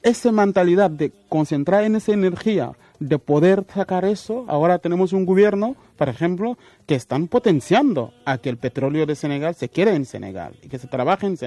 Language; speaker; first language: Spanish; non-native, fluent; Wolof